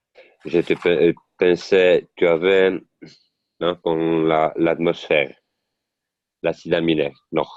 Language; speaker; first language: French; non-native, learner; Italian